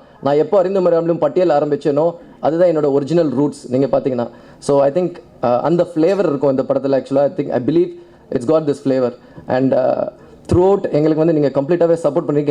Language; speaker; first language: Tamil; native; Tamil